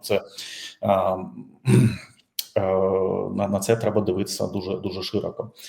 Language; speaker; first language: Ukrainian; non-native, fluent; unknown